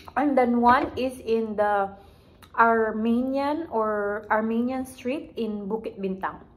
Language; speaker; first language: English; non-native, local second language; Hiligaynon